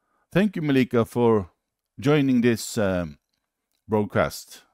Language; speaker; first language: English; non-native, fluent; Norwegian